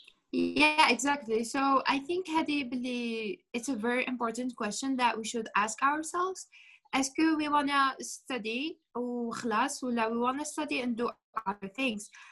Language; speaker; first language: English; non-native, fluent; Arabic